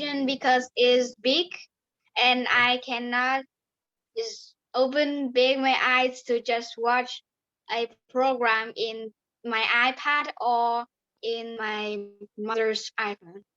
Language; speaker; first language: English; non-native, learner; Vietnamese